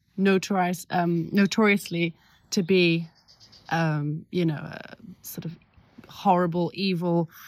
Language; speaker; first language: English; native; English